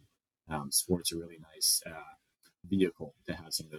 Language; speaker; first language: English; native; English